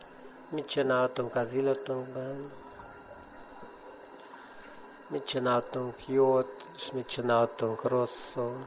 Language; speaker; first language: Hungarian; non-native, fluent; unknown